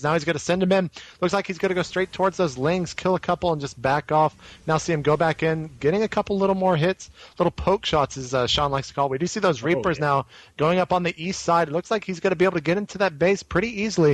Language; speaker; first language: English; native; English